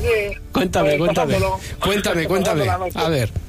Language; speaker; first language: Spanish; native; Spanish